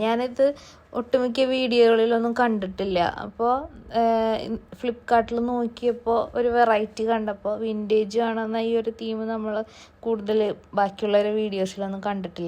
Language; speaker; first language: Malayalam; native; Malayalam